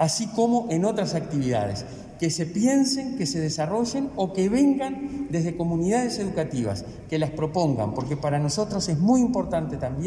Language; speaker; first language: Spanish; native; Spanish